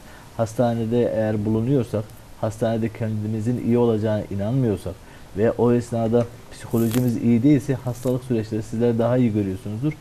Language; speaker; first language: Turkish; native; Turkish